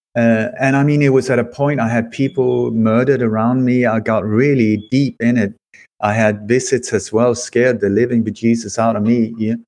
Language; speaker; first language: English; early bilingual, other home language; Swedish